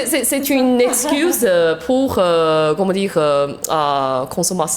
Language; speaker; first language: French; non-native, learner; Chinese